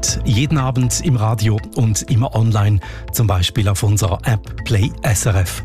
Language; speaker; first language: German; native; German